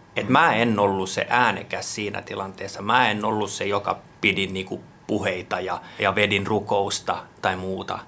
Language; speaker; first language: Finnish; non-native, local second language; Swedish